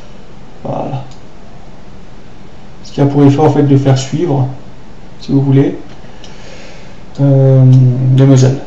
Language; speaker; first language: French; native; French